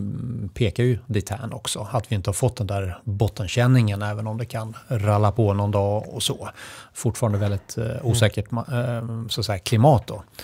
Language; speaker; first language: Swedish; native; Swedish